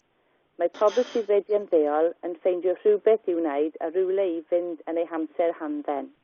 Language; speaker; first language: Welsh; non-native, learner; English